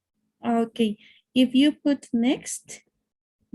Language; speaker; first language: English; non-native, fluent; Spanish